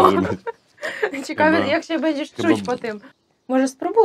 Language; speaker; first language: Polish; non-native, fluent; Russian